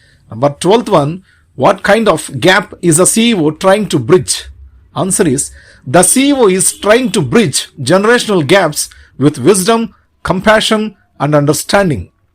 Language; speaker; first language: English; non-native, local second language; Telugu